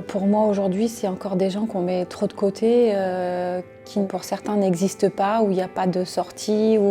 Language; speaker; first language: French; native; French